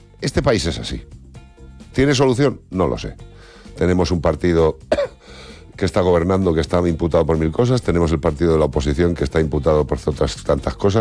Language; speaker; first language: Spanish; native; Spanish